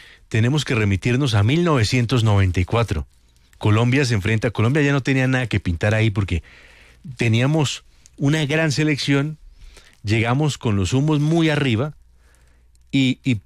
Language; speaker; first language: Spanish; native; Spanish